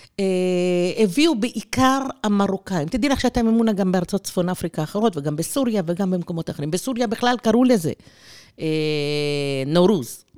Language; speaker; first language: Hebrew; early bilingual, other home language; Persian